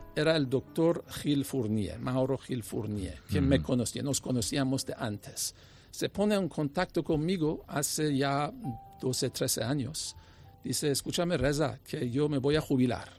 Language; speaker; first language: Spanish; non-native, fluent; English